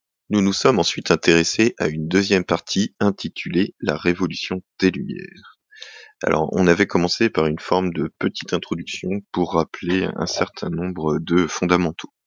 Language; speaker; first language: French; native; French